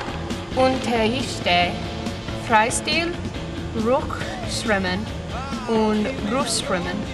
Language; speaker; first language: German; non-native, learner; English